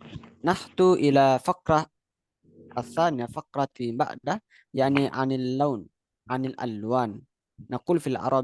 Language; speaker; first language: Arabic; non-native, fluent; Indonesian